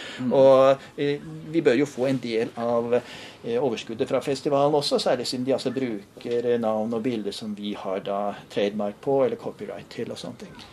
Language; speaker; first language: Norwegian; native; Norwegian